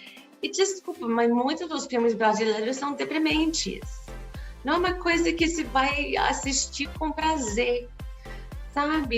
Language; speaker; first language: Portuguese; non-native, fluent; English